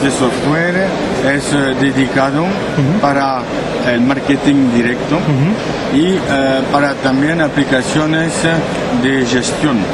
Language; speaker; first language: Spanish; non-native, learner; French